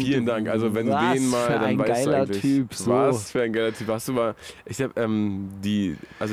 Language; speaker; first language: German; native; German